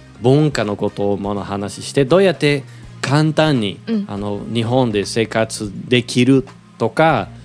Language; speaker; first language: Japanese; non-native, learner; Portuguese